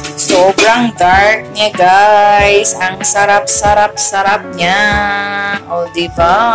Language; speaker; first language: Filipino; non-native, local second language; Cebuano